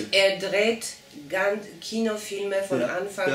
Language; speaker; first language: German; non-native, fluent; Polish